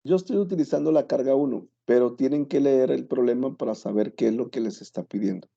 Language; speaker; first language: Spanish; native; Spanish